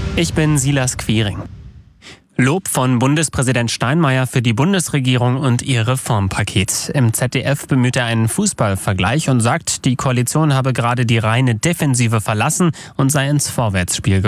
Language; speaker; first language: German; native; German